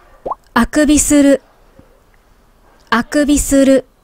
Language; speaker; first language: Japanese; native; Japanese